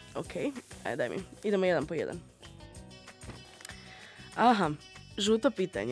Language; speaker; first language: Serbian; native; Serbian